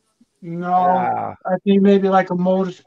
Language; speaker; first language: English; native; English